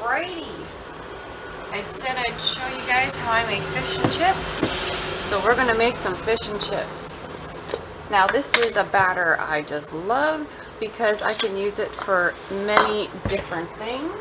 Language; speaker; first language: English; native; English